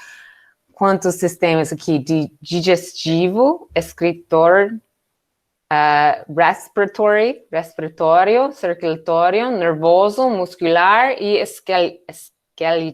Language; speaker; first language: Portuguese; non-native, learner; English